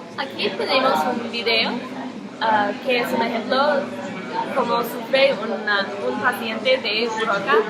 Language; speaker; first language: Spanish; non-native, learner; English